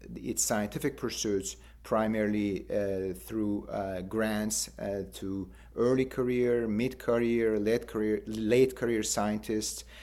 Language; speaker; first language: English; non-native, fluent; Turkish